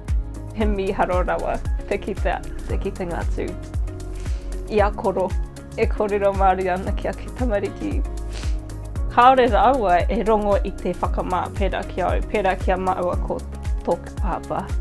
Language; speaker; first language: Māori; non-native, local second language; English